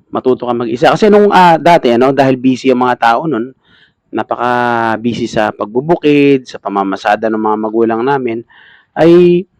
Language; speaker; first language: Filipino; native; Filipino